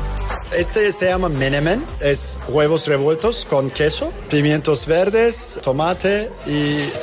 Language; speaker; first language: Spanish; non-native, learner; Turkish